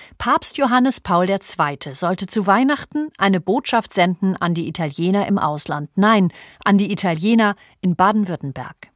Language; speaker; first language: German; native; German